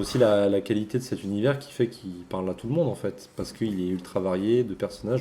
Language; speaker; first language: French; native; French